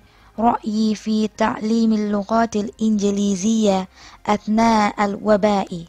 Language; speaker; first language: Arabic; non-native, learner; Indonesian